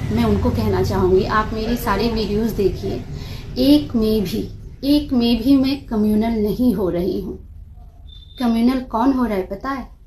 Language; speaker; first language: Hindi; non-native, local second language; Bangla